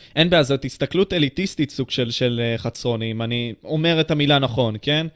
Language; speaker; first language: Hebrew; native; Hebrew